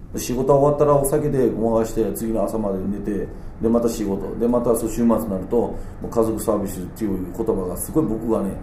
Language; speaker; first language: Japanese; non-native, fluent; Danish